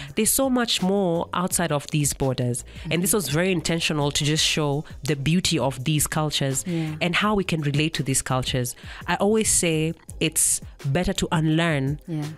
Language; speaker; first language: English; non-native, local second language; Kamba